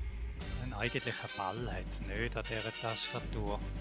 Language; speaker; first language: German; native; German